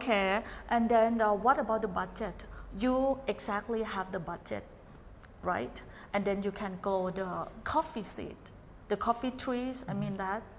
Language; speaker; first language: English; non-native, fluent; Thai